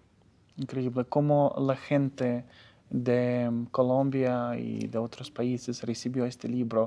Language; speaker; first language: Spanish; non-native, fluent; Ukrainian